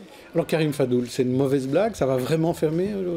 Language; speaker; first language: French; native; French